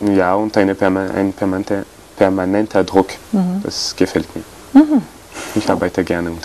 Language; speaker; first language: German; non-native, fluent; French